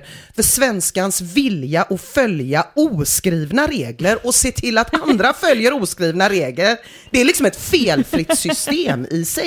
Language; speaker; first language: Swedish; native; Swedish